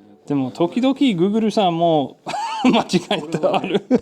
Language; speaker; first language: Japanese; non-native, learner; English